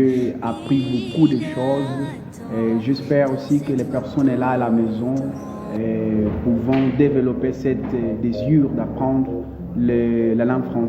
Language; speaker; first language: French; non-native, learner; Portuguese